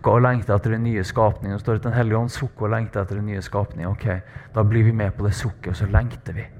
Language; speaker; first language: Norwegian; native; Norwegian